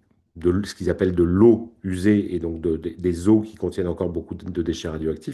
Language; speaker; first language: French; native; French